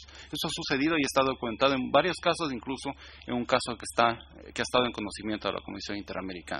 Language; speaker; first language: Spanish; native; Spanish